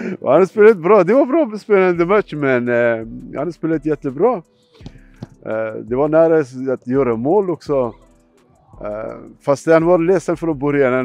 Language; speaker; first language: Swedish; non-native, learner; Persian